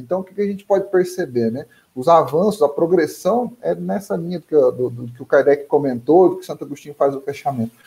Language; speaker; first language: Portuguese; native; Portuguese